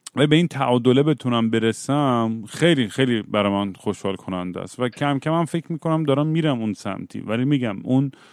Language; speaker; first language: Persian; native; Persian